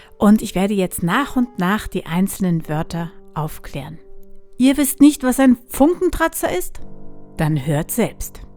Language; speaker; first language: German; native; German